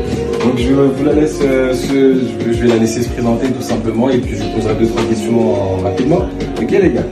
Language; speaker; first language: French; native; French